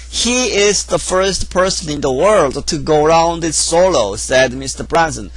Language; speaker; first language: English; non-native, fluent; Korean